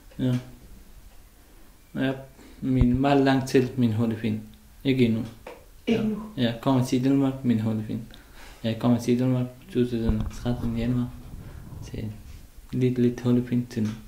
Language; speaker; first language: Danish; non-native, learner; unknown